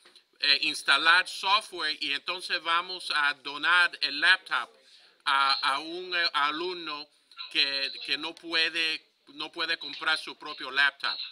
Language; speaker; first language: Spanish; early bilingual, heritage; Spanish